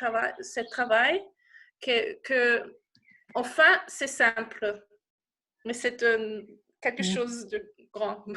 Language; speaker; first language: French; non-native, learner; German